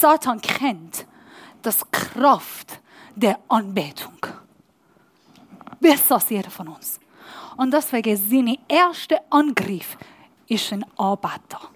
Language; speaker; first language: German; non-native, learner; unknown